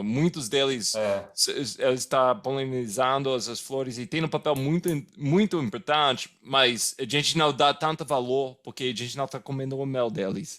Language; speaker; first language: Portuguese; non-native, fluent; English